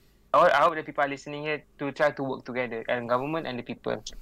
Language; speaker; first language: English; non-native, local second language; Malay